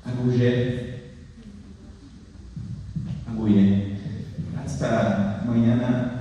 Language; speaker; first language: Spanish; non-native, fluent; Portuguese